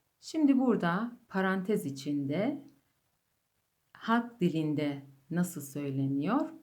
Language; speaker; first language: Turkish; non-native, fluent; Persian